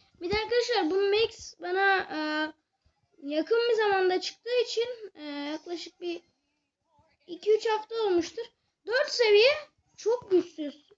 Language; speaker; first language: Turkish; native; Turkish